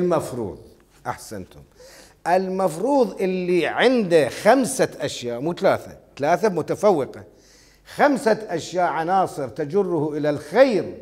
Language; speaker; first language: Arabic; native; Arabic